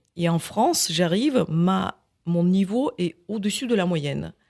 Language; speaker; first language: French; non-native, fluent; Russian